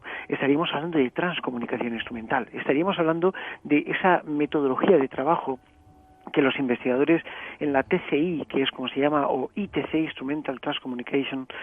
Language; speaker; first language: Spanish; native; Spanish